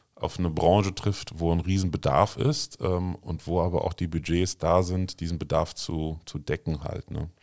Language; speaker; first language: German; native; German